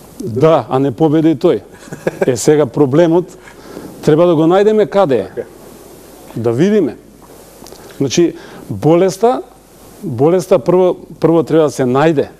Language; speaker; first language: Macedonian; non-native, local second language; Albanian